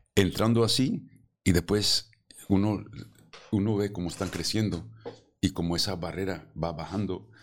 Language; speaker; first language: Spanish; early bilingual, heritage; Spanish